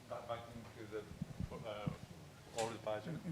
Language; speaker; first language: English; non-native, fluent; Japanese